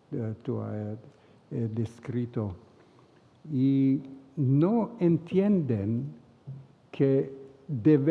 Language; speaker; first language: Spanish; non-native, fluent; Hebrew